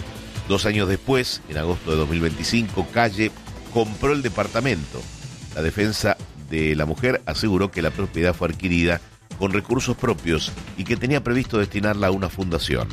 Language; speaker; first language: Spanish; native; Spanish